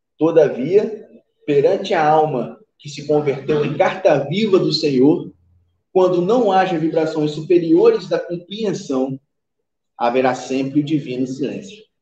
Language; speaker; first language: Portuguese; native; Portuguese